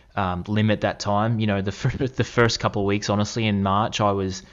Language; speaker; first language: English; native; English